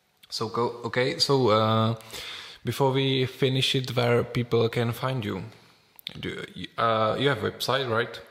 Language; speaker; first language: English; non-native, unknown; Czech